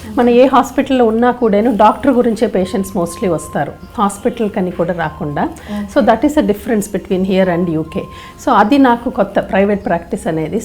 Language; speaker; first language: Telugu; native; Telugu